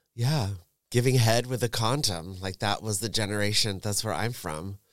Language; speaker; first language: English; native; English